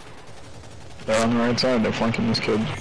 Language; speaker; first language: English; native; English